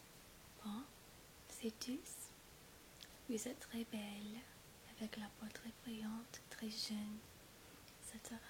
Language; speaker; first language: French; non-native, fluent; English